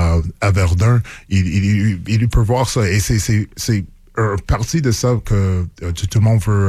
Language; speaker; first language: French; non-native, local second language; English